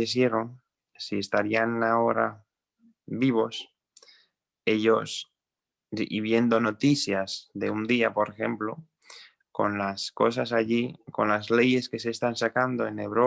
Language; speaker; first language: Spanish; non-native, fluent; Croatian